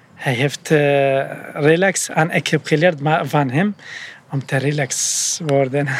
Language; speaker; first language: Dutch; non-native, learner; Arabic